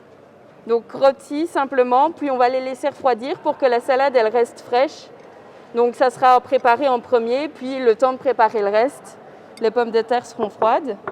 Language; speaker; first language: French; native; French